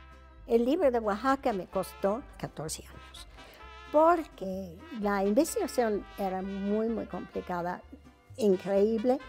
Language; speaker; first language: Spanish; non-native, fluent; English